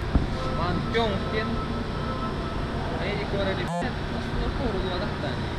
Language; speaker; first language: Russian; non-native, local second language; Yakut